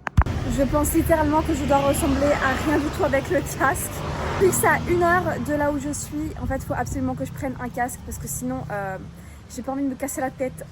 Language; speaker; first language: French; native; French